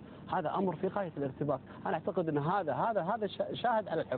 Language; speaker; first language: Arabic; native; Arabic